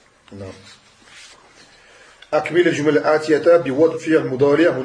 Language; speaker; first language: Arabic; non-native, fluent; French